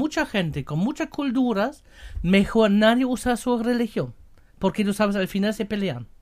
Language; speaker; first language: Spanish; non-native, fluent; German